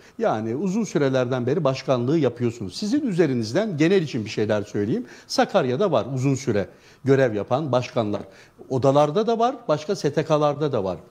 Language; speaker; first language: Turkish; native; Turkish